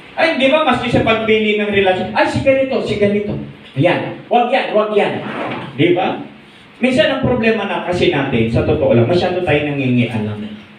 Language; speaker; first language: Filipino; non-native, local second language; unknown